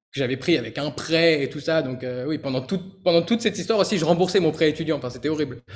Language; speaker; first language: French; native; French